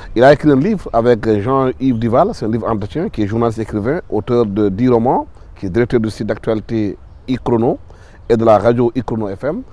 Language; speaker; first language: French; non-native, local second language; Wolof